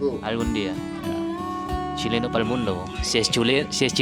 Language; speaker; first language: Spanish; non-native, fluent; Indonesian